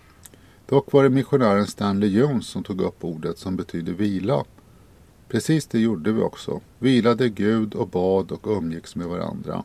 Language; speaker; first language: Swedish; native; Swedish